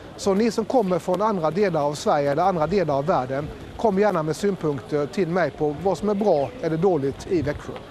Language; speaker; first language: Swedish; native; Swedish